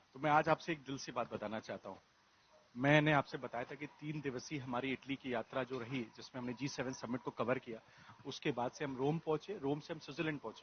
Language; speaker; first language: Hindi; native; Hindi